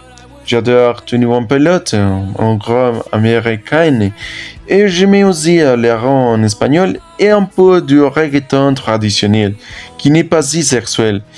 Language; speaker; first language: French; non-native, learner; Spanish